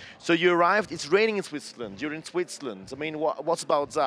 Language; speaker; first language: English; non-native, fluent; German